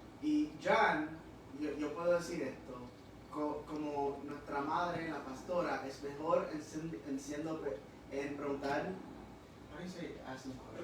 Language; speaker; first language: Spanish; early bilingual, heritage; Spanish